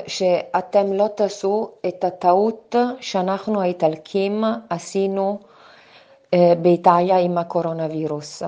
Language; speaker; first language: Hebrew; non-native, fluent; Italian